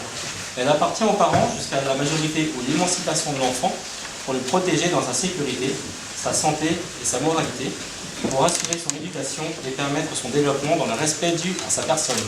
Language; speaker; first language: French; native; French